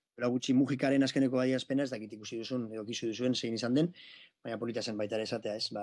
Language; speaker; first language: Basque; non-native, local second language; Spanish